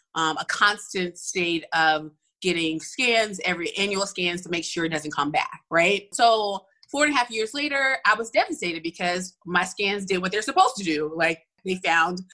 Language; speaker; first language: English; native; English